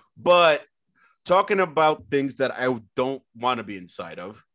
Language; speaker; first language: English; early bilingual, other home language; Spanish